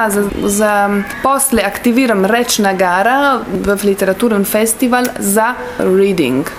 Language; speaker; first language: Bulgarian; non-native, learner; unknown